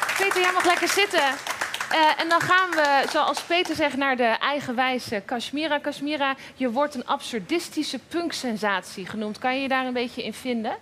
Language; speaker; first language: Dutch; native; Dutch